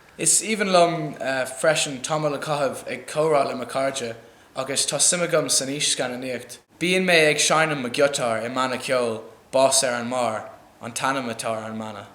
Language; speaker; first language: Irish; non-native, local second language; English